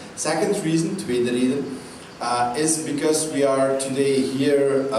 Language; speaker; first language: English; non-native, fluent; Dutch